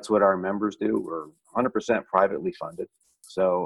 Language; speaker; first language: English; native; English